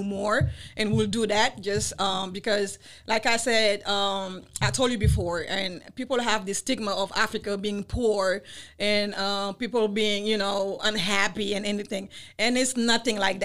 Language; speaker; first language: English; non-native, fluent; Wolof